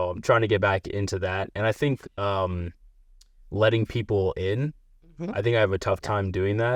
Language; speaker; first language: English; native; English